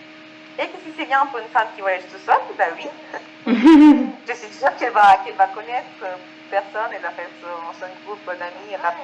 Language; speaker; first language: French; non-native, fluent; Spanish